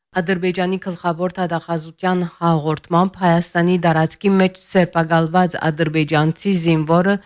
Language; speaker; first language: Armenian; early bilingual, heritage; Armenian